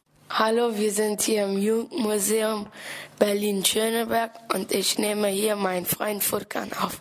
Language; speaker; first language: German; early bilingual, other home language; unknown